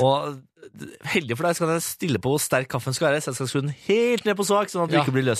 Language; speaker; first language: Norwegian; native; Norwegian